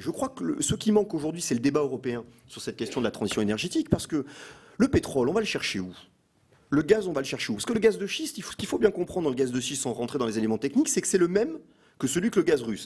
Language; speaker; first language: French; native; French